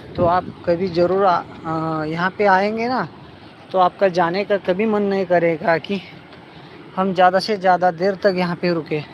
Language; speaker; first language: Hindi; non-native, local second language; Marathi